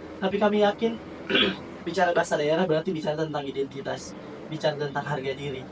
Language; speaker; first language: Indonesian; native; Indonesian